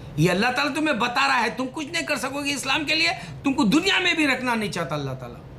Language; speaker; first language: Urdu; native; Urdu